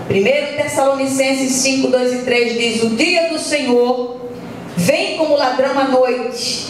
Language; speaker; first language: Portuguese; native; Portuguese